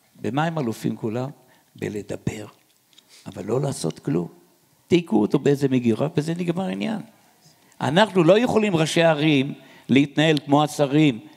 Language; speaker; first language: Hebrew; native; Hebrew